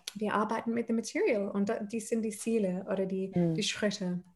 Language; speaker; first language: German; non-native, fluent; English